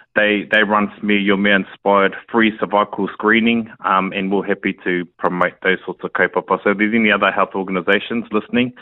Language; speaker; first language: English; native; English